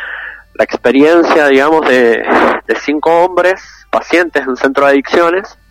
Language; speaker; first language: Spanish; native; Spanish